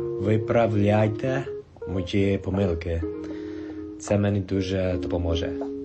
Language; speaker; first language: Ukrainian; non-native, learner; Japanese